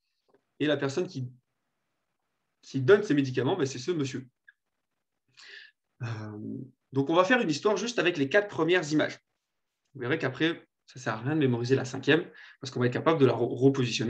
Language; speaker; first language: French; native; French